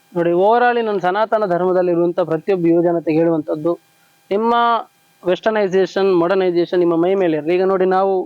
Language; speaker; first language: Kannada; non-native, local second language; Tulu